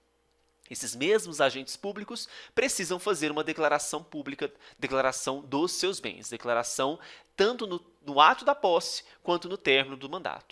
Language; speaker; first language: Portuguese; native; Portuguese